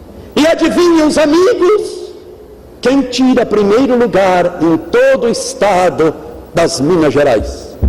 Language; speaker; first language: Portuguese; native; Portuguese